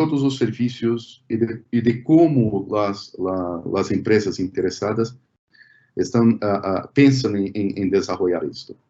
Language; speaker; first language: Spanish; non-native, fluent; Portuguese